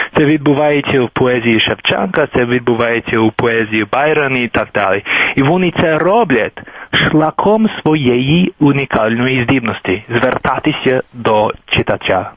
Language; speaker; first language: Ukrainian; non-native, fluent; English